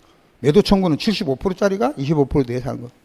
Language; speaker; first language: Korean; native; Korean